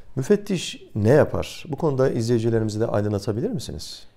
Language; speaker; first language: Turkish; native; Turkish